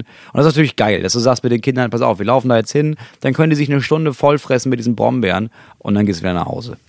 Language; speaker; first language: German; native; German